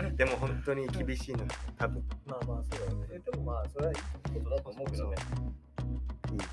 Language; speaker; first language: Japanese; non-native, learner; Chinese